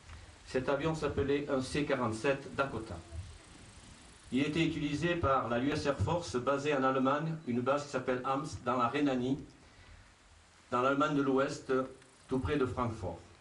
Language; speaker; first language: French; native; French